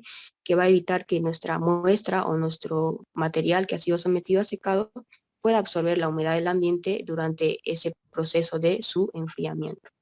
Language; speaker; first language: Spanish; native; Spanish